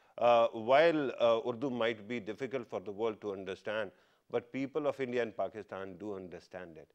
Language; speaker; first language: English; non-native, local second language; Urdu